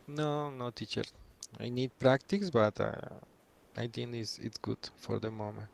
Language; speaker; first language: English; non-native, learner; Spanish